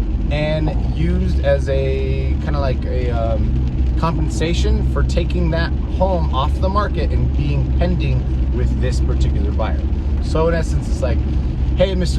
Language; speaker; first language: English; native; English